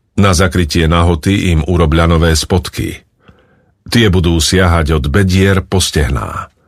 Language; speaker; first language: Slovak; native; Slovak